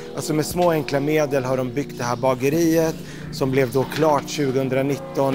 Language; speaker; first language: Swedish; early bilingual, other home language; Arabic